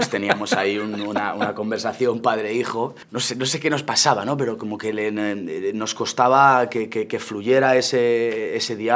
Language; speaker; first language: Spanish; native; Spanish